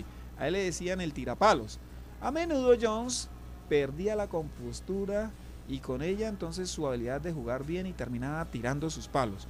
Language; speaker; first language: Spanish; native; Spanish